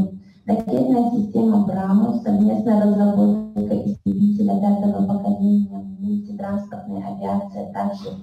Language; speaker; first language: Russian; native; Russian